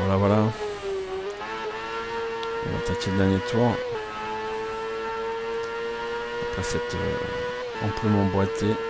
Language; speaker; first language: French; native; French